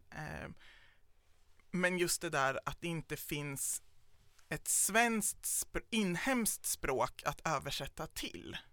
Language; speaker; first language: Swedish; native; Swedish